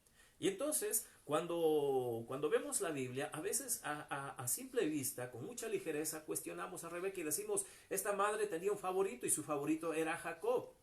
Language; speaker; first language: Spanish; native; Spanish